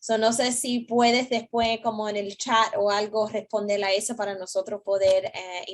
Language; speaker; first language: Spanish; early bilingual, heritage; Spanish